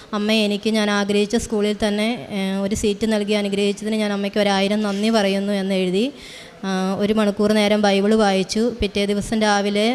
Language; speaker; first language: Malayalam; native; Malayalam